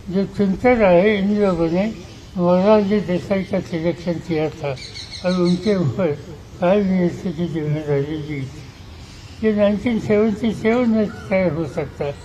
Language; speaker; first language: Hindi; non-native, local second language; Marathi